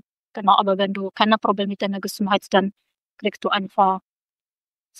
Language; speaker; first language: German; non-native, local second language; Indonesian